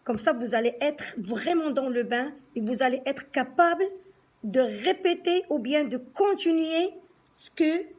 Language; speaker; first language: French; non-native, local second language; Arabic